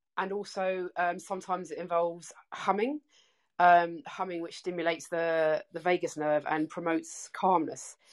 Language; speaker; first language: English; native; English